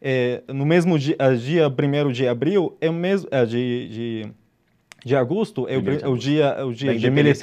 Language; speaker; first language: Portuguese; non-native, fluent; Arabic